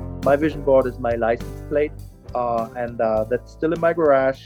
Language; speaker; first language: English; non-native, fluent; German